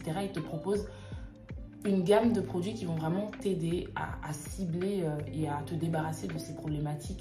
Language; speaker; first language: French; native; French